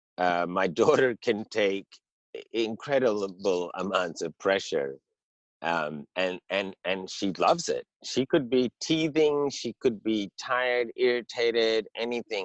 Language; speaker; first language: English; early bilingual, heritage; English